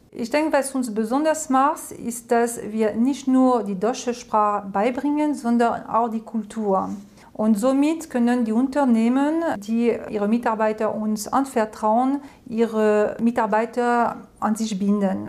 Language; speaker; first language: German; non-native, fluent; French